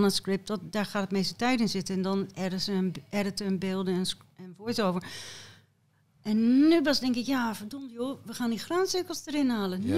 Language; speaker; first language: Dutch; native; Dutch